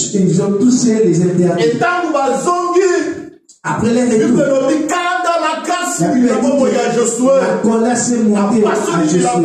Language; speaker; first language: French; non-native, local second language; Lingala